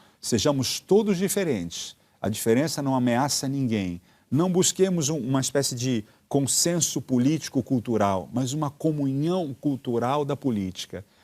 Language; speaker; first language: Portuguese; early bilingual, other home language; Italian